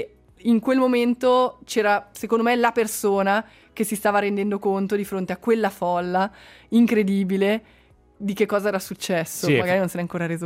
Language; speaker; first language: Italian; native; Italian